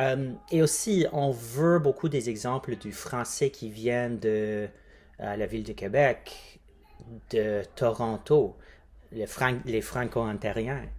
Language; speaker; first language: French; non-native, fluent; English